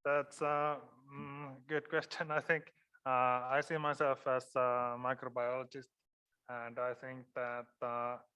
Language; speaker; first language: English; non-native, fluent; Finnish